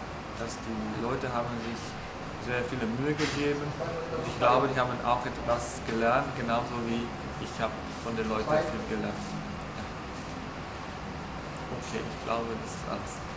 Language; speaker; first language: German; non-native, fluent; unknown